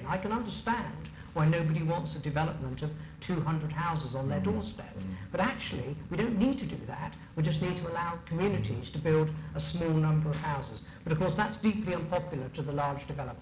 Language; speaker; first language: English; native; English